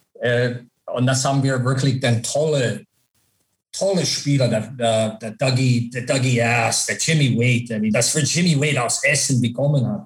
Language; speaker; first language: German; non-native, learner; English